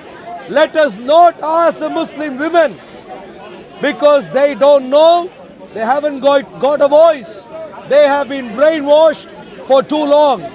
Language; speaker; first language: English; non-native, fluent; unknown